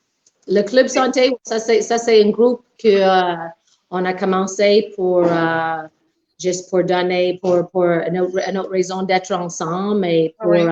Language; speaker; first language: French; non-native, local second language; English